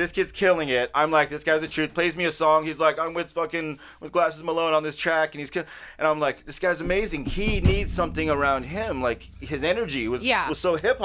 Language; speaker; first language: English; native; English